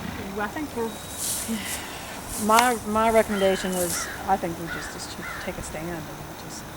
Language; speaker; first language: English; native; English